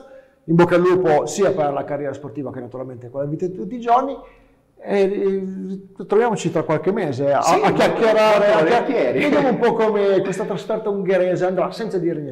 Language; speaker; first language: Italian; native; Italian